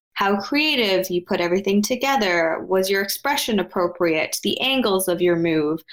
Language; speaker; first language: English; native; English